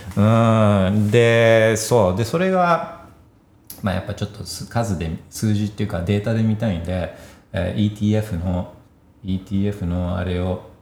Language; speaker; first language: Japanese; early bilingual, heritage; Japanese